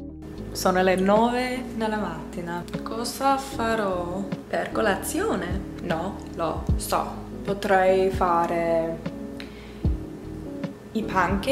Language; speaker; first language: Italian; non-native, learner; English